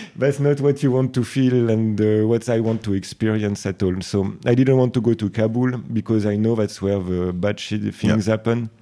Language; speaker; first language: English; non-native, fluent; French